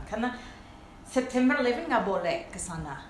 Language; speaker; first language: Indonesian; non-native, fluent; English